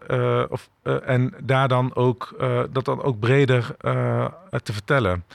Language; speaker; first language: Dutch; early bilingual, other home language; Turkish